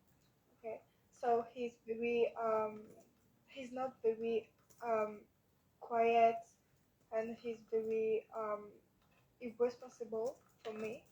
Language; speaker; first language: English; non-native, learner; French